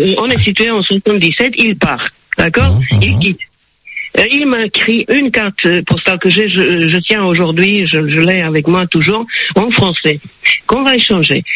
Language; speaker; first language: French; non-native, fluent; Slovak